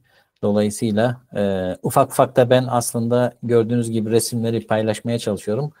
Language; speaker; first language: Turkish; native; Turkish